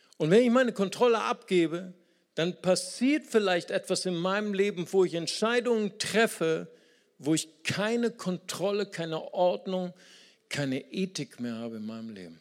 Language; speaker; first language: German; non-native, fluent; Portuguese